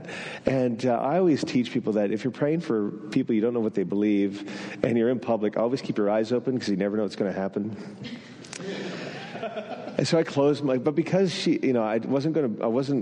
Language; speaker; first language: English; non-native, fluent; French